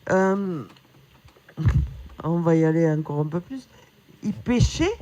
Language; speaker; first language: French; native; French